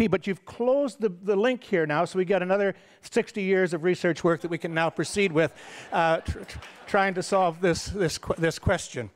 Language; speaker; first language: English; native; English